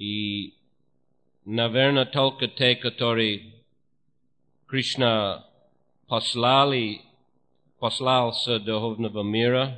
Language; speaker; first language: Russian; non-native, fluent; English